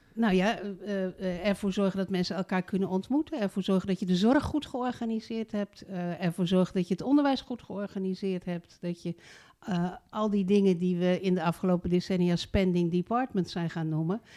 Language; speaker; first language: Dutch; native; Dutch